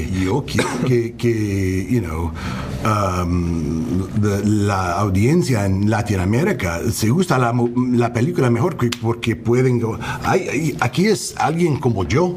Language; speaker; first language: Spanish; non-native, learner; English